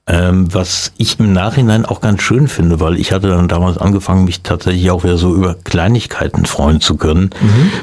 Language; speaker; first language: German; native; German